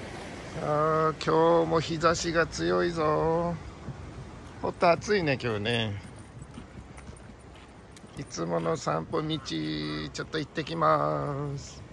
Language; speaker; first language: Japanese; native; Japanese